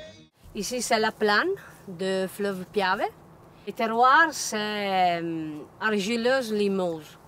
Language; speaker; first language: French; non-native, learner; Italian